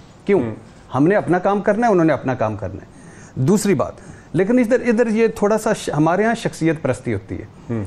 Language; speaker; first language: Urdu; native; Urdu